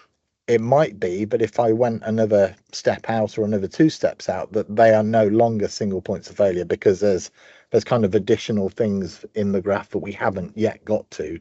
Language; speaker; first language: English; native; English